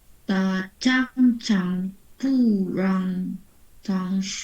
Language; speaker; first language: Chinese; non-native, learner; Indonesian